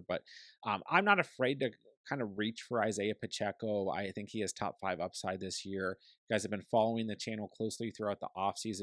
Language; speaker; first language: English; native; English